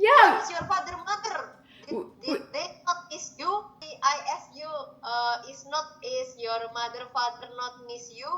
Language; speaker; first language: English; non-native, learner; Indonesian